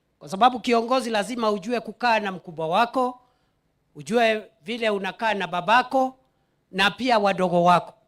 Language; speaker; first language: Swahili; non-native, local second language; Meru